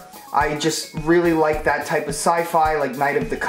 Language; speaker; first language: English; native; English